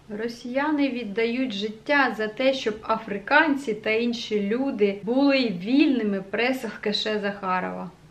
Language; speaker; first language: Ukrainian; non-native, local second language; Russian